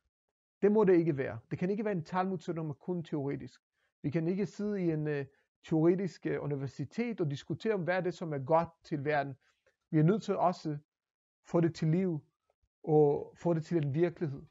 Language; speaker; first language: Danish; non-native, fluent; Hebrew